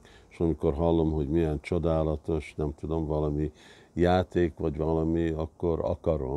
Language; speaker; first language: Hungarian; early bilingual, heritage; Hungarian